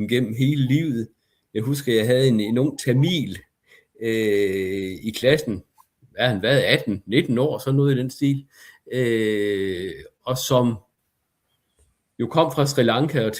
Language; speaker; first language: Danish; native; Danish